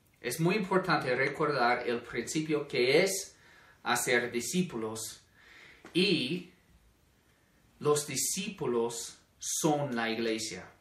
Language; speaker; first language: Spanish; non-native, fluent; English